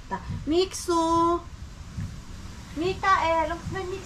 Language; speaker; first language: Finnish; non-native, learner; Filipino